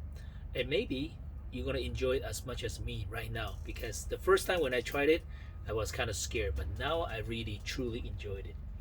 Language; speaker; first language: English; non-native, fluent; Chinese